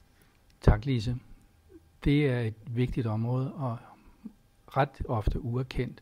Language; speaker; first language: Danish; native; Danish